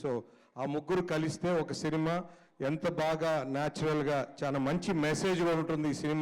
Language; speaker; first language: Telugu; native; Telugu